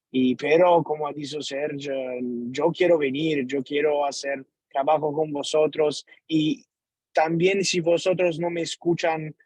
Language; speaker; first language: Spanish; non-native, learner; Italian